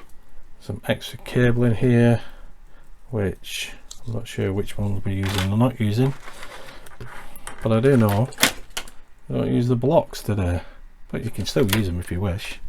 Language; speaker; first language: English; native; English